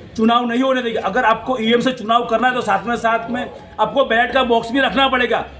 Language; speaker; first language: Hindi; non-native, local second language; Gujarati